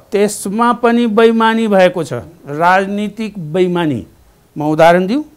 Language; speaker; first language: Nepali; non-native, local second language; Maithili